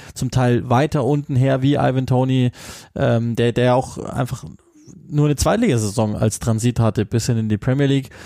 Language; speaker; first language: German; native; German